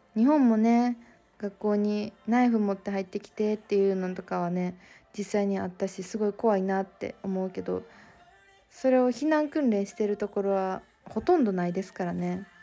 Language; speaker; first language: Japanese; native; Japanese